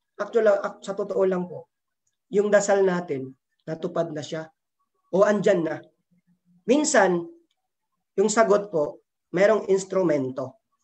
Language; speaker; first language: Filipino; non-native, local second language; Cebuano